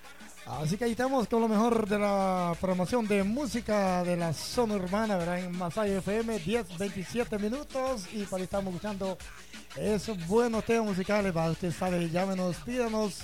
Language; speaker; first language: Spanish; native; Spanish